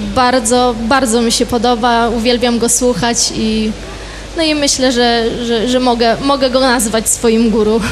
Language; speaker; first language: Polish; native; Polish